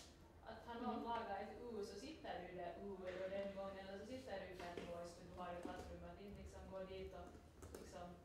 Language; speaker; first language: Swedish; native; Swedish